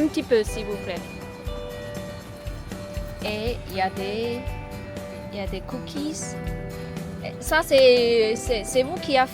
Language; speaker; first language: French; non-native, learner; Chinese